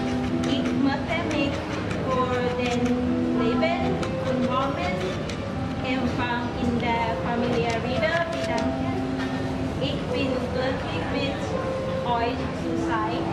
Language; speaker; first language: German; non-native, learner; Thai